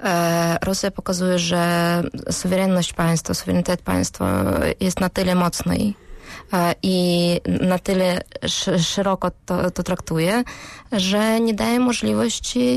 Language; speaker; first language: Polish; non-native, fluent; Russian